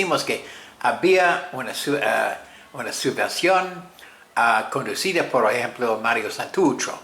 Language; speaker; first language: Spanish; non-native, fluent; English